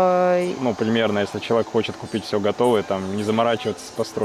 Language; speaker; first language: Russian; native; Russian